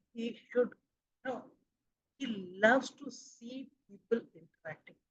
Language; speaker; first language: English; non-native, local second language; Hindi